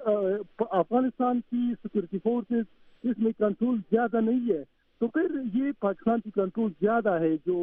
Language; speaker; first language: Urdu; non-native, fluent; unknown